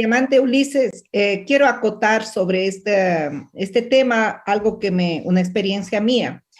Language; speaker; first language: Spanish; native; Spanish